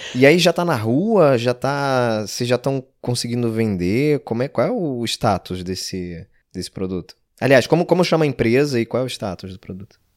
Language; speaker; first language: Portuguese; native; Portuguese